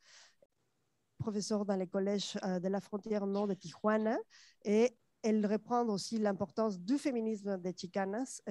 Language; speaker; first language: French; non-native, fluent; Spanish